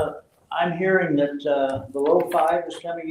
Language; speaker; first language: English; native; English